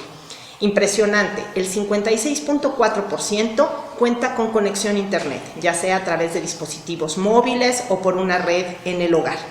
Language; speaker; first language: Spanish; native; Spanish